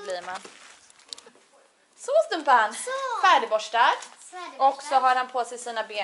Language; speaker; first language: Swedish; native; Swedish